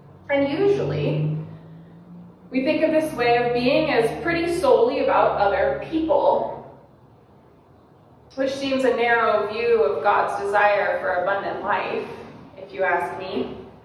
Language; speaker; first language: English; native; English